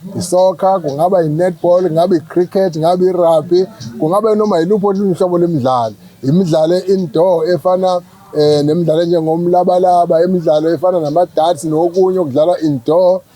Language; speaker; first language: Zulu; native; Zulu